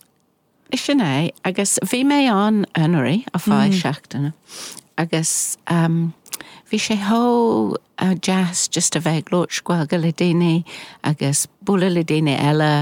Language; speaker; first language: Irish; non-native, learner; English